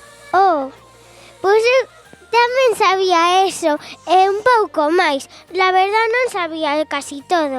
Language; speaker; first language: Galician; non-native, local second language; Spanish